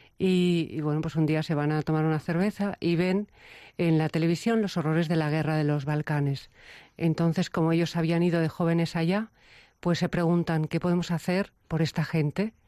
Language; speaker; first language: Spanish; native; Spanish